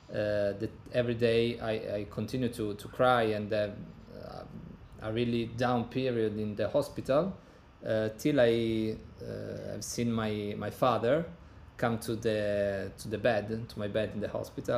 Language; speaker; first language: English; non-native, learner; Italian